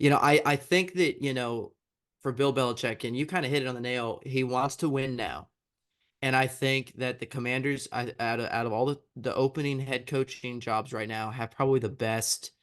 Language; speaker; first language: English; native; English